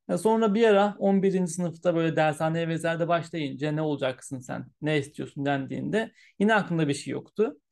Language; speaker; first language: Turkish; early bilingual, heritage; Turkish